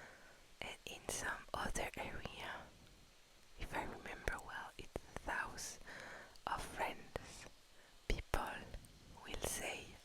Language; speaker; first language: English; non-native, fluent; French